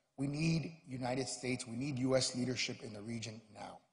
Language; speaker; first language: English; early bilingual, other home language; Spanish